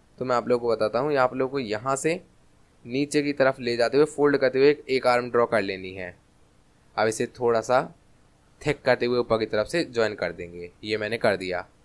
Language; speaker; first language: Hindi; native; Hindi